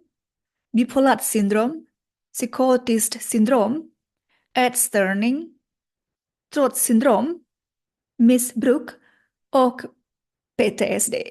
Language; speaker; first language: Swedish; non-native, learner; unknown